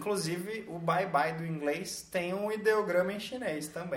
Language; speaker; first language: Portuguese; native; Portuguese